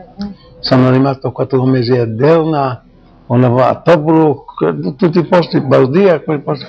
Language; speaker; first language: Italian; non-native, local second language; Arabic